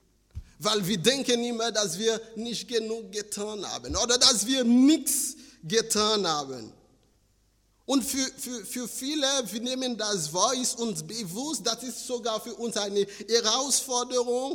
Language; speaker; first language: German; non-native, fluent; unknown